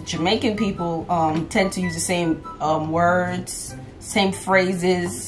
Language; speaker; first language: English; native; English